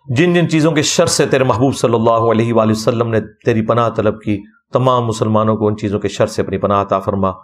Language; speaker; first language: Urdu; native; Urdu